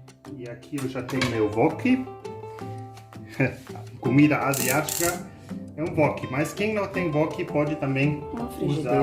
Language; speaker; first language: Portuguese; non-native, learner; German